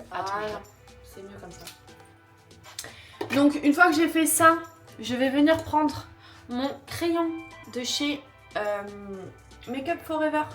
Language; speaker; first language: French; native; French